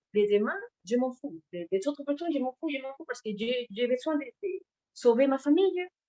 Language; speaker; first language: French; non-native, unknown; Spanish